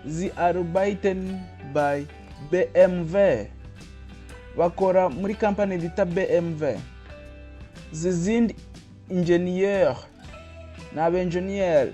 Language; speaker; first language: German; non-native, fluent; Kinyarwanda